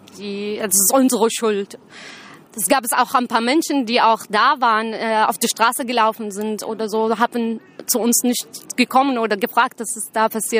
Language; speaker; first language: German; non-native, learner; Arabic